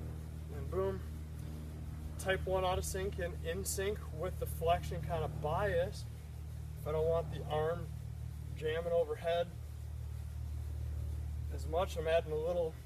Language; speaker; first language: English; native; English